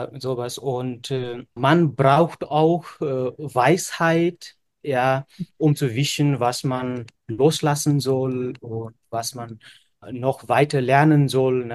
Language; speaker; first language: German; non-native, fluent; Nepali